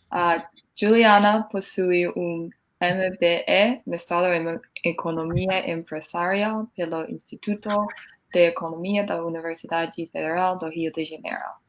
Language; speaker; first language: Portuguese; non-native, learner; English